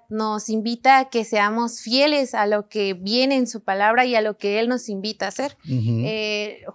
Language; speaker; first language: Spanish; native; Spanish